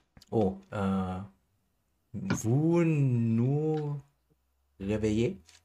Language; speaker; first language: French; non-native, learner; German